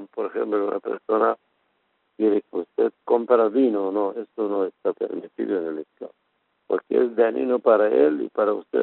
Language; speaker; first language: Spanish; non-native, fluent; Persian